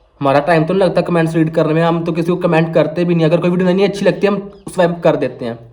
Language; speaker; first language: Hindi; non-native, local second language; Punjabi